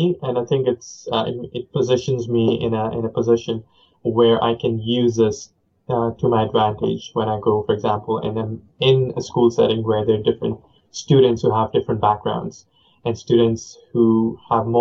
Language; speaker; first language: English; non-native, local second language; Punjabi